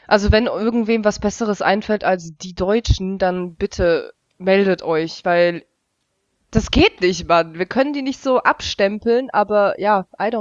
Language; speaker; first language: German; early bilingual, other home language; Russian